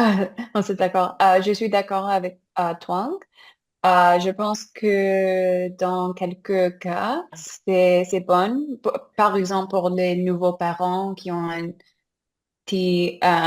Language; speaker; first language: French; non-native, learner; English